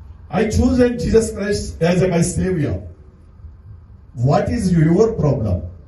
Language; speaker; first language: English; non-native, local second language; Telugu